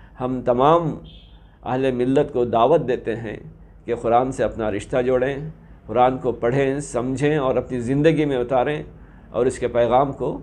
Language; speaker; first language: Hindi; non-native, local second language; Urdu